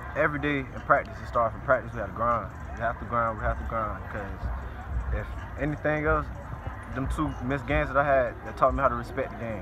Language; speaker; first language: English; native; English